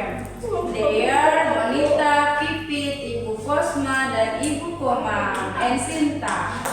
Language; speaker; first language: English; non-native, learner; Indonesian